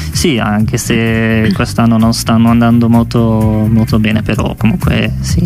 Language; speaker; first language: Italian; non-native, fluent; Dutch